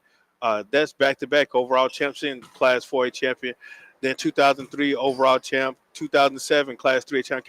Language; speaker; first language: English; native; English